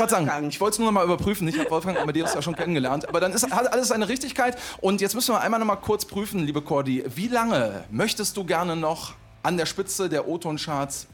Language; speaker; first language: German; native; German